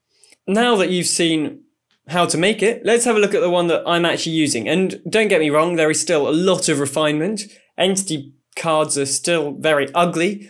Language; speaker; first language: English; native; English